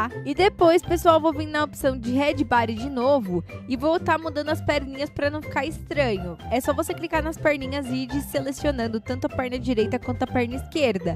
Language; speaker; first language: Portuguese; native; Portuguese